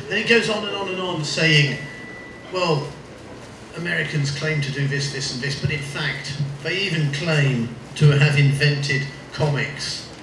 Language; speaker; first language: English; native; English